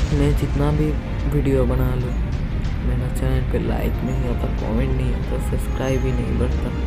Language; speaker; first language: Hindi; non-native, fluent; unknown